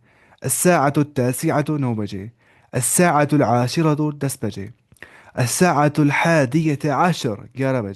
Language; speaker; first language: Arabic; non-native, fluent; Urdu